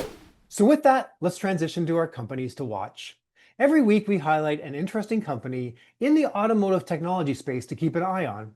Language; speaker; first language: English; native; English